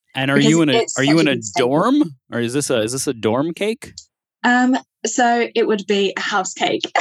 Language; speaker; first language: English; native; English